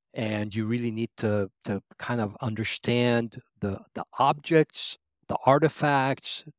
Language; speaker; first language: English; early bilingual, other home language; Arabic